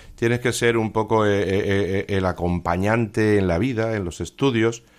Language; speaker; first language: Spanish; native; Spanish